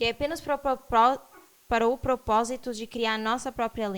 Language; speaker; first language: Portuguese; native; Portuguese